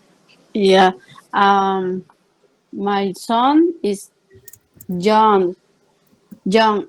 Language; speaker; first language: English; non-native, learner; Spanish